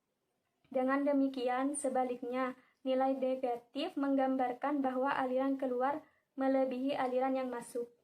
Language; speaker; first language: Indonesian; native; Indonesian